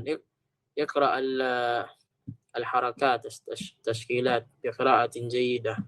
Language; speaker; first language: Arabic; non-native, fluent; Filipino